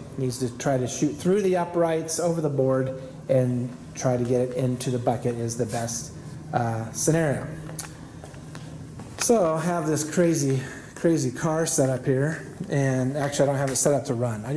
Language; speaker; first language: English; native; English